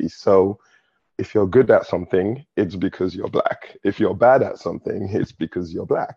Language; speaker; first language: English; native; English